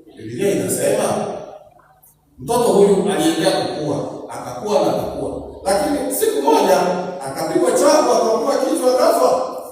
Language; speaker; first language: Swahili; native; Swahili